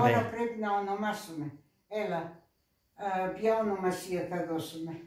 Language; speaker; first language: Greek; non-native, fluent; Russian